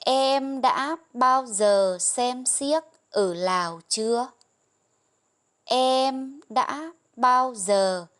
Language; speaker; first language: Vietnamese; non-native, fluent; Lao